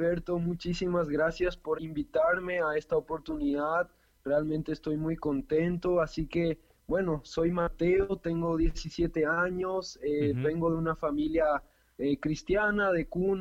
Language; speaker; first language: Spanish; native; Spanish